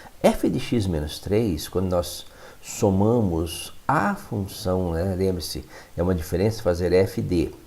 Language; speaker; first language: Portuguese; native; Portuguese